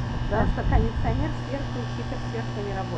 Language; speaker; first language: Russian; native; Russian